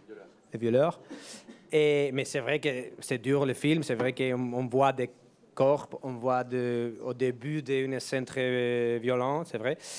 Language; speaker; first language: French; non-native, fluent; Spanish